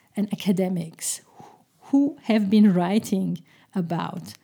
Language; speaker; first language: English; non-native, fluent; Turkish